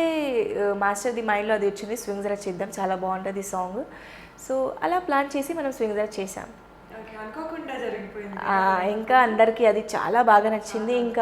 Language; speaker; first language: Telugu; non-native, fluent; Hindi